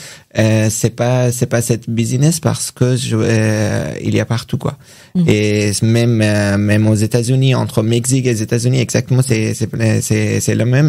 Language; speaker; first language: French; non-native, learner; Persian